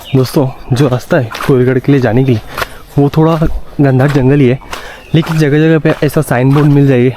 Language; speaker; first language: Hindi; non-native, local second language; Marathi